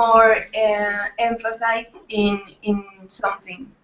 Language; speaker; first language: English; non-native, learner; Spanish